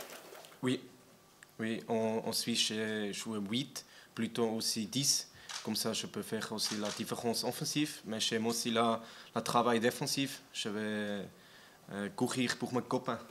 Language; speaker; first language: French; non-native, learner; German